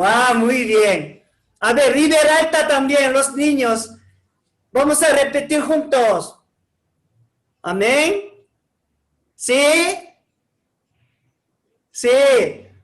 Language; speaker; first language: Spanish; non-native, learner; Korean